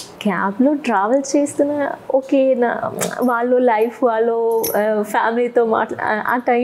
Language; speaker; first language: Telugu; non-native, learner; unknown